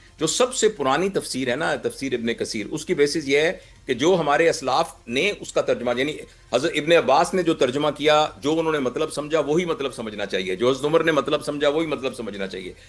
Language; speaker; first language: Urdu; non-native, local second language; Punjabi